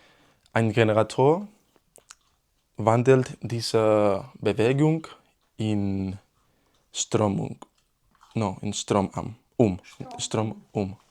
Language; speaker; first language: German; non-native, learner; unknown